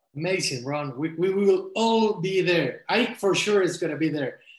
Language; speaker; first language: English; non-native, fluent; Spanish